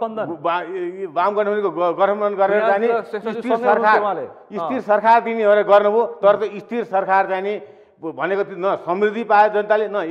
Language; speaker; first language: Nepali; native; Nepali